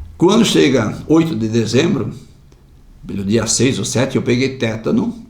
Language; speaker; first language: Portuguese; non-native, local second language; German